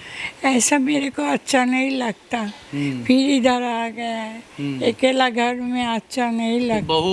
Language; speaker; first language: Hindi; non-native, local second language; Bangla